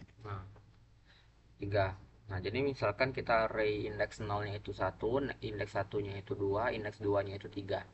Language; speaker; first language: Indonesian; native; Indonesian